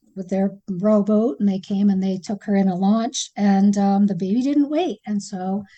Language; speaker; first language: English; native; English